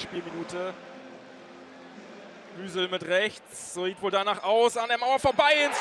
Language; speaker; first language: German; native; German